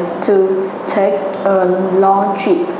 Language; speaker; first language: English; non-native, learner; Vietnamese